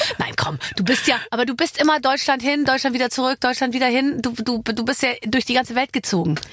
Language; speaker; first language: German; native; German